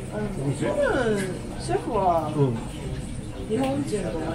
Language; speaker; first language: Japanese; non-native, learner; Chinese